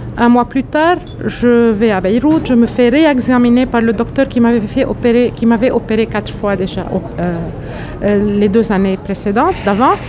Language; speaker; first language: French; non-native, local second language; Arabic